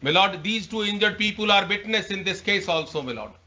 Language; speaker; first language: English; non-native, local second language; Hindi